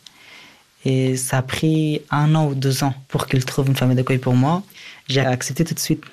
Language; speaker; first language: French; early bilingual, other home language; Persian